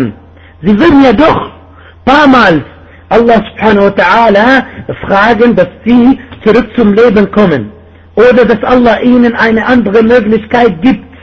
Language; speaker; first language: German; non-native, fluent; Arabic